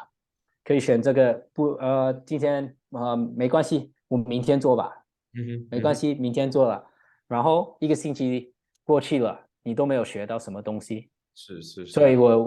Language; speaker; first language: Chinese; non-native, learner; English